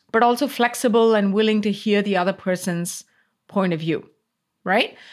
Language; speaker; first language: English; non-native, local second language; Tamil